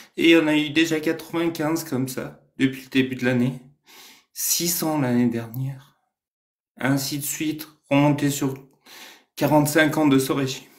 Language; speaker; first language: French; non-native, fluent; Persian